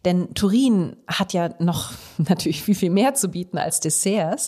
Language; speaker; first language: German; native; German